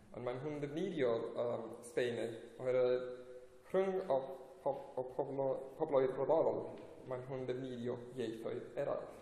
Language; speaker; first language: Welsh; non-native, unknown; Spanish